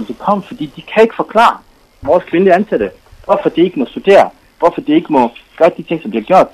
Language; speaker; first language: Danish; non-native, fluent; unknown